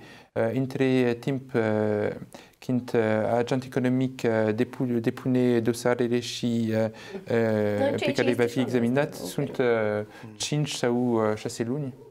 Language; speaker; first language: Romanian; non-native, fluent; French